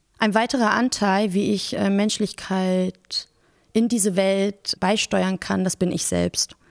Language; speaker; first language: German; early bilingual, other home language; Persian